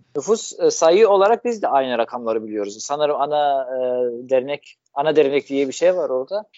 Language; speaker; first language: Turkish; non-native, fluent; Arabic